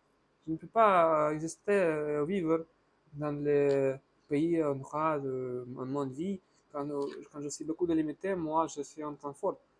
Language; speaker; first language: French; non-native, learner; Russian